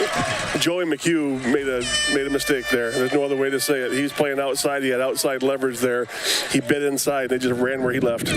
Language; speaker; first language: English; native; English